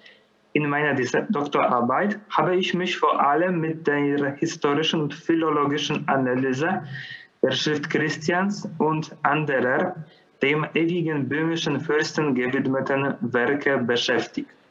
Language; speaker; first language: German; non-native, fluent; Polish